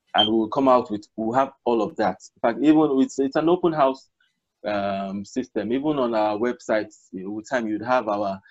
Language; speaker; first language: English; non-native, local second language; Yoruba